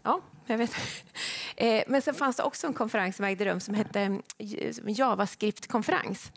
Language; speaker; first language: Swedish; native; Swedish